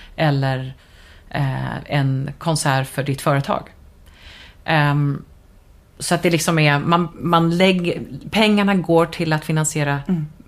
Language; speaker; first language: Swedish; native; Swedish